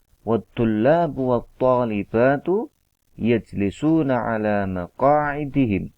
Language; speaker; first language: Arabic; non-native, fluent; Indonesian